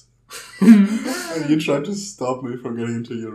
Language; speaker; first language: English; non-native, fluent; German